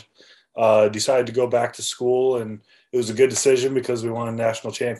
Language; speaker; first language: English; native; English